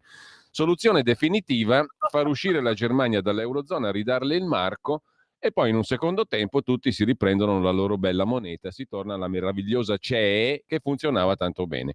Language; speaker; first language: Italian; native; Italian